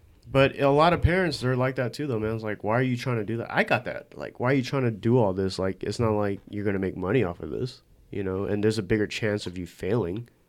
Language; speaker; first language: English; early bilingual, other home language; Korean